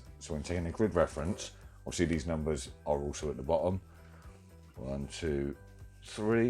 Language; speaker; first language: English; native; English